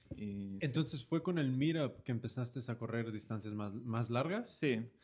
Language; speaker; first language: Spanish; native; Spanish